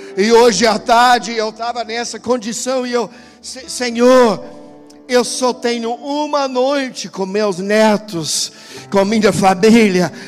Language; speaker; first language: Portuguese; non-native, fluent; English